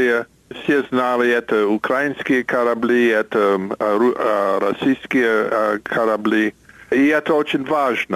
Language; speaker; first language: Russian; non-native, fluent; English